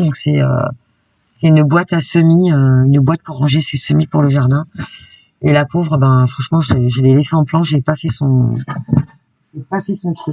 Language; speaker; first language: French; native; French